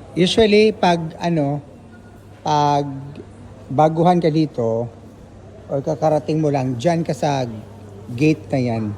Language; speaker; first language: Filipino; native; Filipino